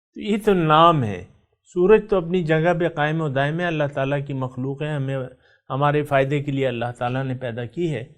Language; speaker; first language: Urdu; non-native, local second language; Pashto